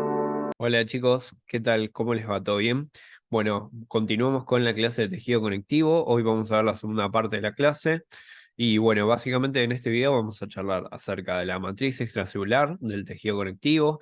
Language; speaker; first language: Spanish; native; Spanish